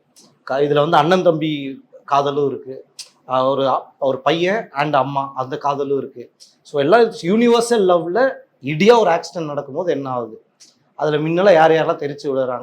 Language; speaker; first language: Tamil; native; Tamil